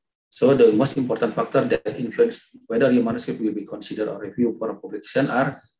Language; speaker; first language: English; non-native, fluent; Indonesian